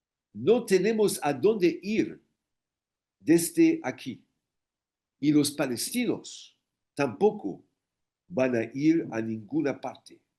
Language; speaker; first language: Spanish; non-native, fluent; English